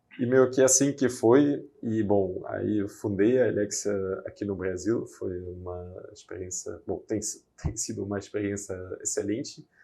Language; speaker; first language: Portuguese; non-native, fluent; Dutch